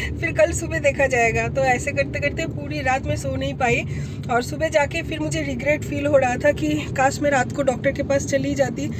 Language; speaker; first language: Hindi; non-native, local second language; Bangla